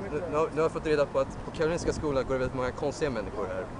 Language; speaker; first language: Swedish; native; Swedish